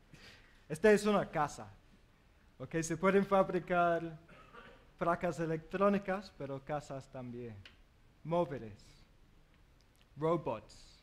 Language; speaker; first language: Spanish; non-native, learner; English